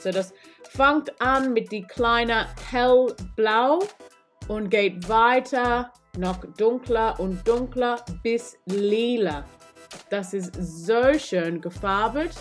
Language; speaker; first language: German; non-native, learner; English